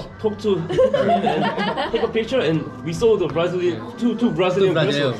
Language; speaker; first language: English; non-native, fluent; Korean